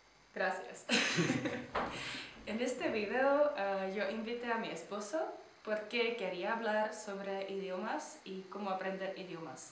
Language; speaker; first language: Spanish; non-native, fluent; Czech